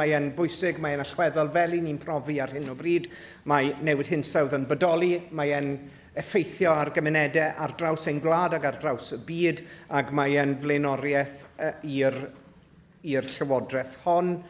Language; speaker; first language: Welsh; native; Welsh